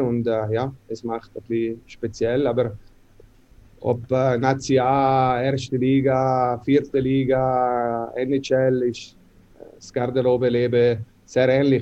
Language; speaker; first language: German; non-native, local second language; Italian